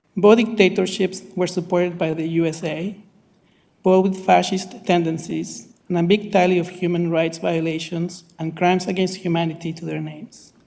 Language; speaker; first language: English; non-native, fluent; Spanish